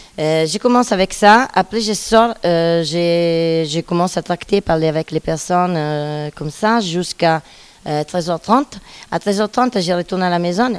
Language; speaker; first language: French; non-native, fluent; Italian